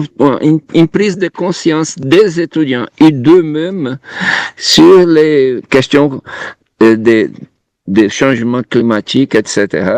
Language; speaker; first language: French; non-native, fluent; Portuguese